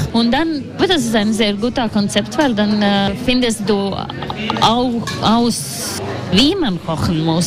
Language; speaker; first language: German; non-native, learner; Latvian